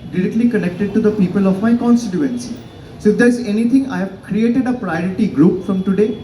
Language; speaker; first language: English; non-native, local second language; Bangla